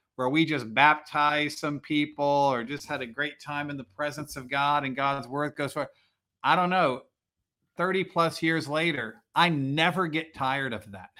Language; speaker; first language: English; native; English